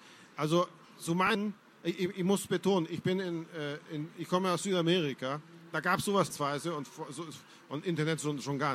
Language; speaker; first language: German; non-native, fluent; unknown